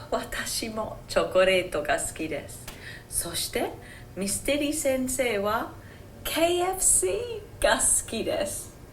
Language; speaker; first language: Japanese; non-native, fluent; English